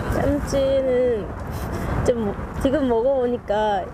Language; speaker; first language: Korean; non-native, fluent; Japanese